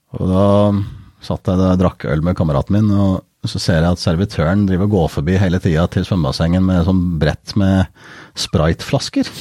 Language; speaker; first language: Norwegian; early bilingual, heritage; Norwegian